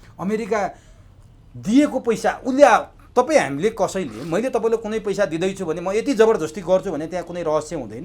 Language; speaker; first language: Nepali; native; Nepali